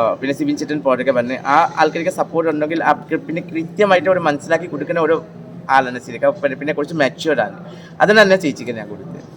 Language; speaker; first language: Malayalam; non-native, local second language; Assamese